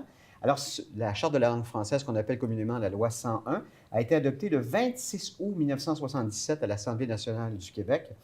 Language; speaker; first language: French; native; French